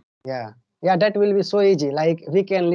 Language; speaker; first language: English; non-native, learner; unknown